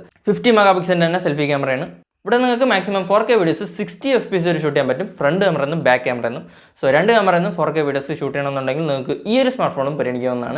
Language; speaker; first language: Malayalam; native; Malayalam